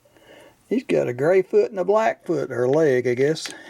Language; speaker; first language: English; native; English